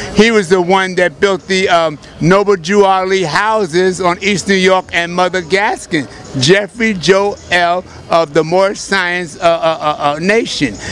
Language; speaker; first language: English; native; English